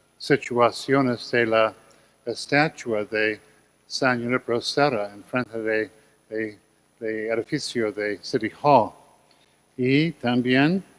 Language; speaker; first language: Spanish; non-native, learner; English